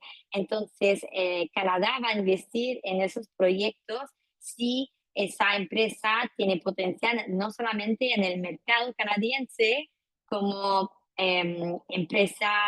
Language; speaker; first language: Spanish; non-native, fluent; French